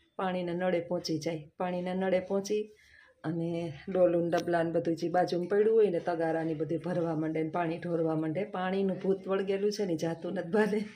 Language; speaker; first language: Gujarati; native; Gujarati